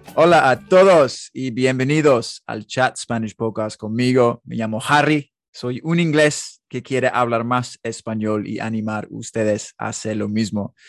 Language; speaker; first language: Spanish; non-native, learner; English